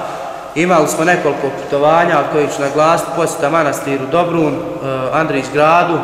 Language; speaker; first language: Croatian; native; Croatian